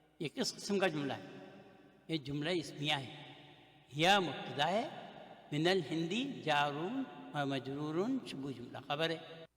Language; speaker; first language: Urdu; native; Urdu